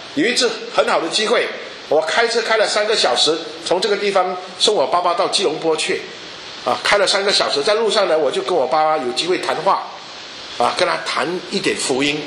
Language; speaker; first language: Chinese; native; Chinese